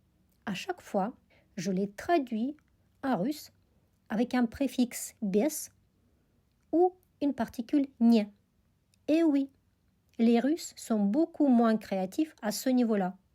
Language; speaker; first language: French; non-native, fluent; Russian